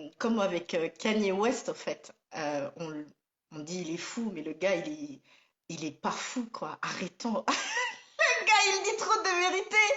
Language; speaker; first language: French; non-native, local second language; Somali